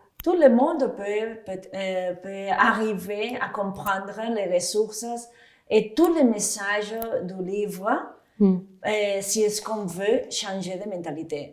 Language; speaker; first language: French; non-native, fluent; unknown